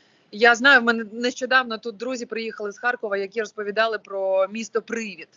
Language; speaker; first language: Ukrainian; non-native, local second language; Russian